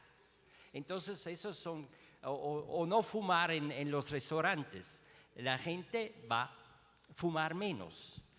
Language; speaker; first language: Spanish; non-native, learner; Swiss German